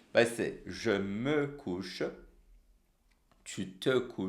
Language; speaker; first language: French; non-native, fluent; Portuguese